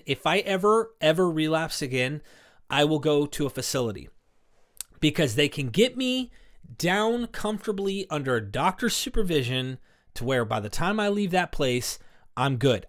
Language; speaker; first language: English; native; English